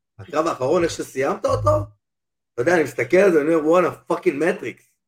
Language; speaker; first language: Hebrew; native; Hebrew